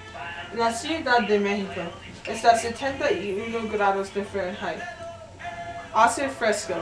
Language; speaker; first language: Spanish; non-native, learner; English